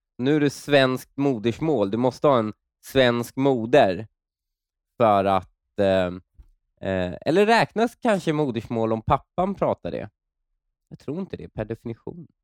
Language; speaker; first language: Swedish; early bilingual, other home language; Persian